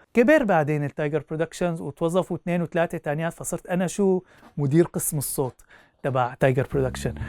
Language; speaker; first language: Arabic; native; Arabic